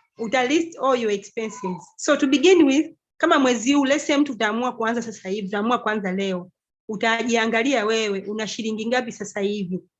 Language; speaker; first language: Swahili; native; Swahili